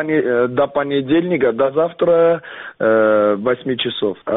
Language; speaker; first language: Russian; non-native, learner; Armenian